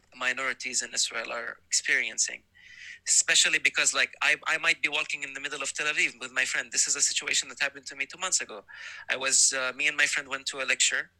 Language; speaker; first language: English; non-native, fluent; Arabic